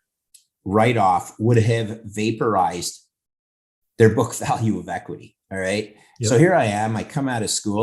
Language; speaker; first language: English; native; English